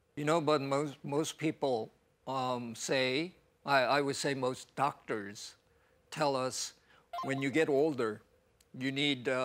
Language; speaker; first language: English; non-native, fluent; Korean